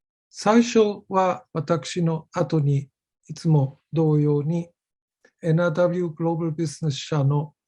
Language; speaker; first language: Japanese; non-native, fluent; German